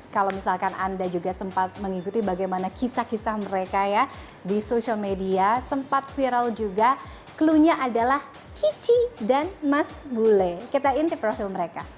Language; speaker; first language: Indonesian; native; Indonesian